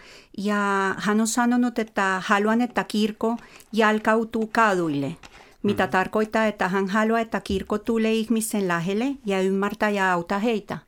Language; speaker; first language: Finnish; non-native, fluent; Spanish